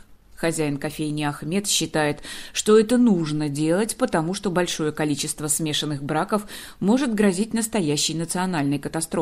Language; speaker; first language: Russian; native; Russian